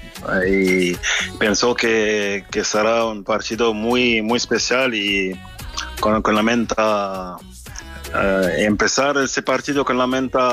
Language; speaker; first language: Spanish; non-native, fluent; French